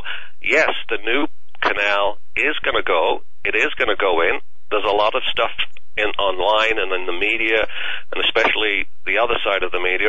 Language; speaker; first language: English; native; English